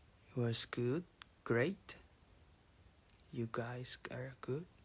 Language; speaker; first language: English; non-native, learner; Korean